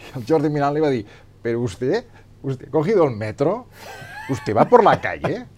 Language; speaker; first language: Spanish; non-native, local second language; Catalan